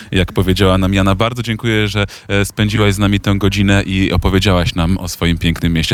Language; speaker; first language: Polish; native; Polish